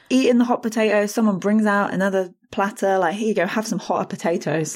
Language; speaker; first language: English; native; English